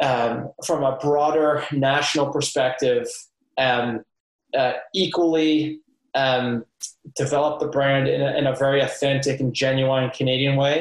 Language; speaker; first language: English; native; English